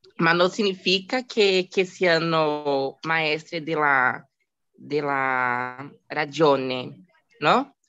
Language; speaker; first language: Italian; non-native, learner; Portuguese